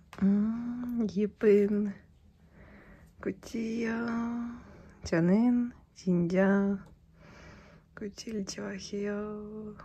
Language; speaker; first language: Korean; non-native, learner; Russian